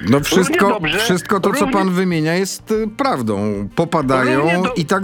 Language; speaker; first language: Polish; native; Polish